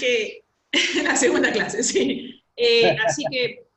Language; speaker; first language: Spanish; native; Spanish